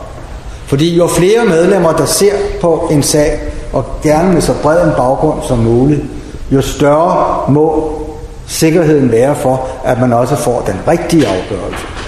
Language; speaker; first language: Danish; native; Danish